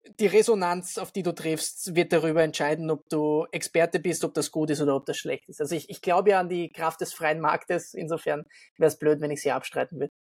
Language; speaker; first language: German; native; German